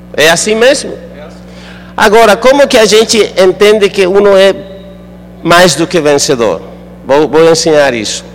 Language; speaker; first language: Portuguese; non-native, fluent; Spanish